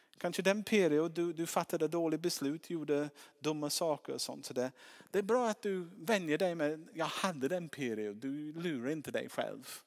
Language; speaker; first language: Swedish; non-native, fluent; English